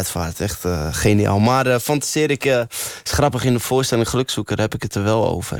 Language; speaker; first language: Dutch; early bilingual, other home language; Arabic